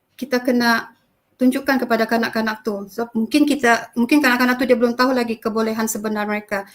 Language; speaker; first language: Malay; native; Malay